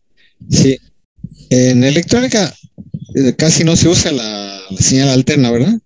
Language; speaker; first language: Spanish; native; Spanish